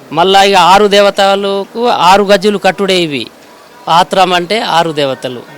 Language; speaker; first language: Telugu; non-native, local second language; Gondi